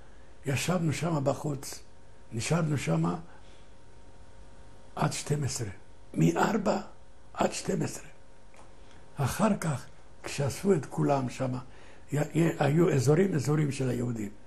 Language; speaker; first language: Hebrew; non-native, fluent; Ladino